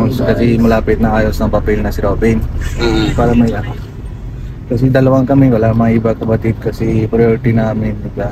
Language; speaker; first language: Filipino; non-native, learner; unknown